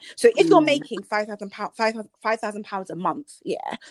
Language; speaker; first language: English; early bilingual, other home language; Yoruba